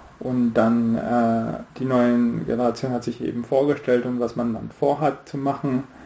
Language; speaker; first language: German; non-native, fluent; Hindi